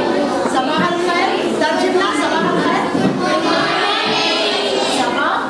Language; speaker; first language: Arabic; non-native, learner; Urdu